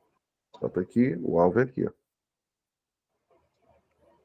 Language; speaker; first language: Portuguese; native; Portuguese